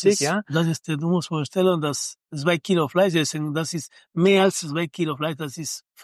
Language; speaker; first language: German; non-native, learner; Spanish